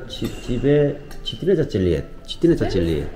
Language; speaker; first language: Russian; non-native, learner; Korean